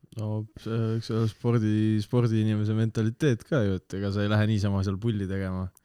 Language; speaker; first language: Estonian; native; Estonian